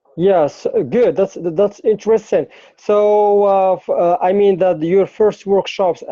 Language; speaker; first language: English; non-native, fluent; Arabic